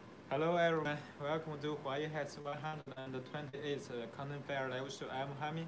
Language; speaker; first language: English; non-native, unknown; Chinese